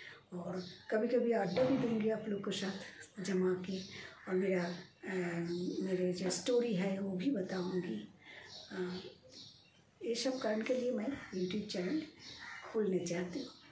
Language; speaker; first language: Hindi; non-native, local second language; Bangla